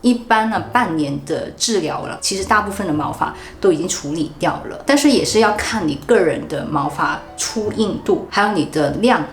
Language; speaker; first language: Chinese; non-native, local second language; Cantonese